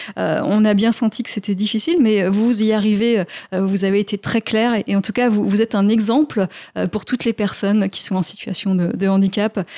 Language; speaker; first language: French; native; French